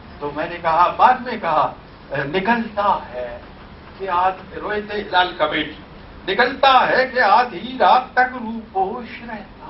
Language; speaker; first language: Urdu; non-native, local second language; Punjabi